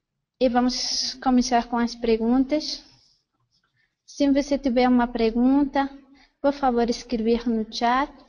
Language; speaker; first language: Portuguese; non-native, fluent; Spanish